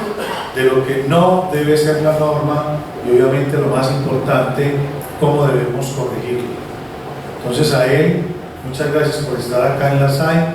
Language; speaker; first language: Spanish; native; Spanish